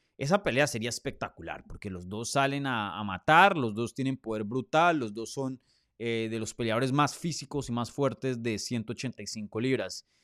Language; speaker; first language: Spanish; native; Spanish